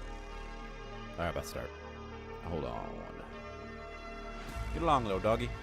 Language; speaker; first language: English; native; English